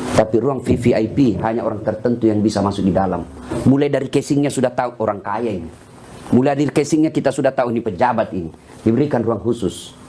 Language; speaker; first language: Indonesian; non-native, local second language; Buginese